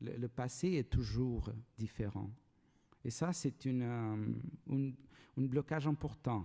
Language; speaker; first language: French; non-native, learner; Portuguese